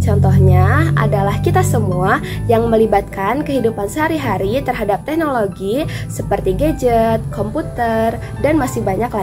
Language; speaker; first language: Indonesian; native; Indonesian